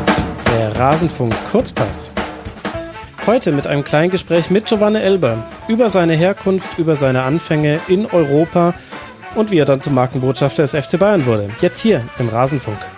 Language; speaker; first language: German; native; German